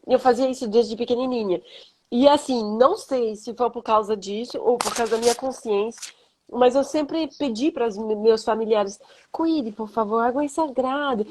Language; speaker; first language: Portuguese; non-native, fluent; French